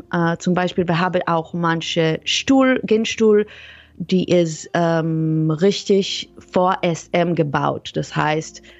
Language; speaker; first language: German; non-native, fluent; Hebrew